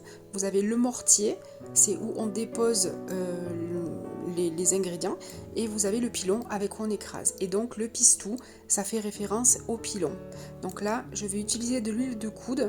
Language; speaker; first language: French; native; French